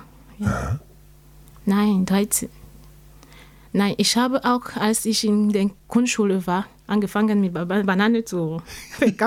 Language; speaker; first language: German; non-native, learner; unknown